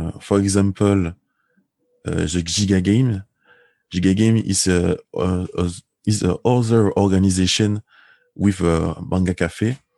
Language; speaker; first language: English; non-native, learner; French